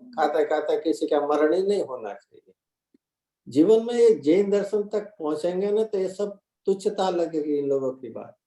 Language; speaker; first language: Hindi; non-native, local second language; Gujarati